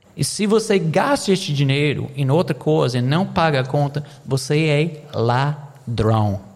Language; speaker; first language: Portuguese; non-native, fluent; English